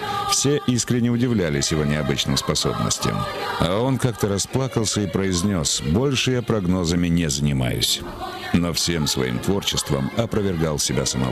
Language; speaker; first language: Russian; native; Russian